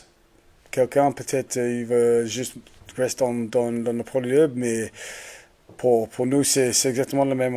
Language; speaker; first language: French; non-native, learner; English